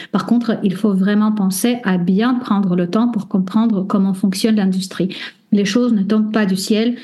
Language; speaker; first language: French; non-native, fluent; Russian